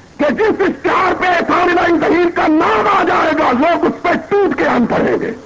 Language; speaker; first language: Urdu; non-native, local second language; Punjabi